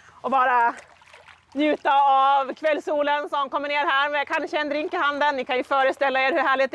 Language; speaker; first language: Swedish; native; Swedish